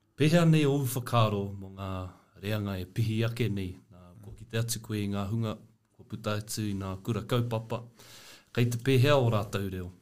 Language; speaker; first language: Māori; non-native, local second language; English